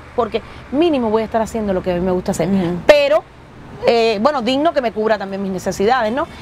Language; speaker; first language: Spanish; native; Spanish